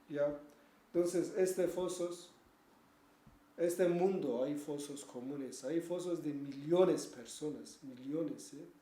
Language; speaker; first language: Spanish; non-native, learner; Kurdish